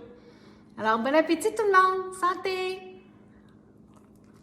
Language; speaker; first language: French; native; French